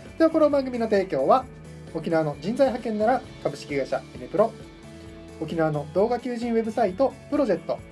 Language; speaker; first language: Japanese; native; Japanese